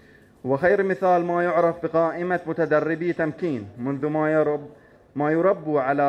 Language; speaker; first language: Arabic; native; Arabic